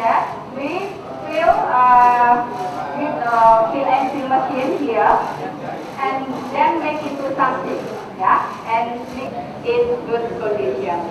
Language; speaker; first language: English; non-native, local second language; Indonesian